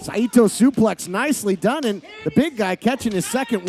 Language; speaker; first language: English; native; English